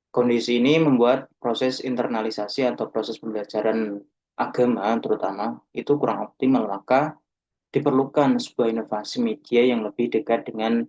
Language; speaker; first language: Indonesian; native; Indonesian